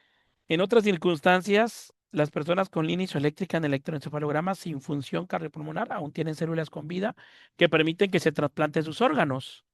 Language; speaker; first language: Spanish; native; Spanish